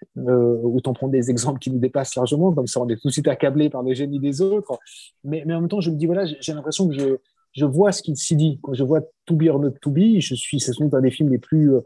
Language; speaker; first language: French; native; French